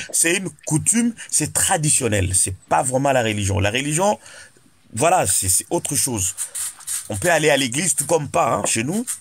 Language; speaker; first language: French; non-native, local second language; Lingala